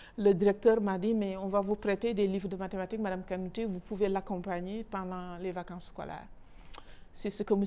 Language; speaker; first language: French; non-native, local second language; Wolof